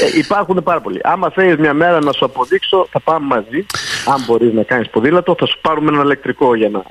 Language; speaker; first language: Greek; early bilingual, heritage; Greek